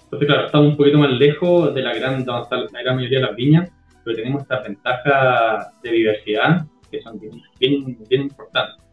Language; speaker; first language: Spanish; native; Spanish